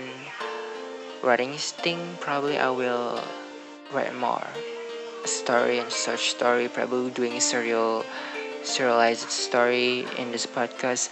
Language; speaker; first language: English; non-native, learner; Indonesian